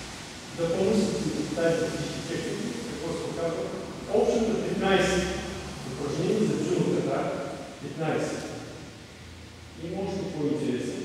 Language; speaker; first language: Bulgarian; non-native, learner; Russian